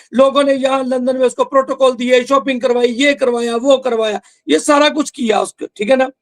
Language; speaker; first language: Urdu; non-native, local second language; Punjabi